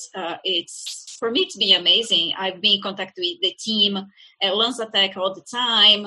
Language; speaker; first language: English; non-native, fluent; Portuguese